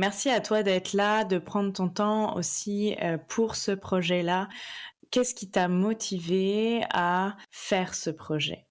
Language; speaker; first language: French; native; French